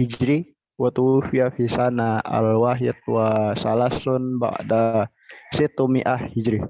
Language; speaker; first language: Arabic; non-native, learner; Indonesian